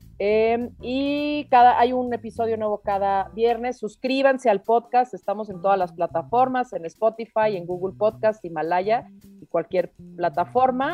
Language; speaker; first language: Spanish; native; Spanish